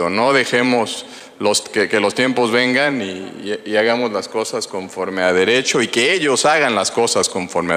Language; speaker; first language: Spanish; native; Spanish